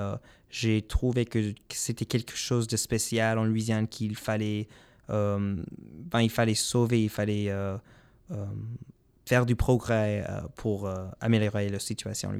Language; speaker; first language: French; non-native, local second language; English